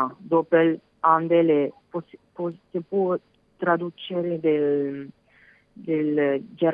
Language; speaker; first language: Italian; non-native, learner; French